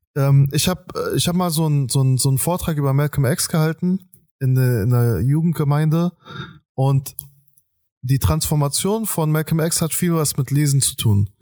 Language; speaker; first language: German; early bilingual, other home language; Persian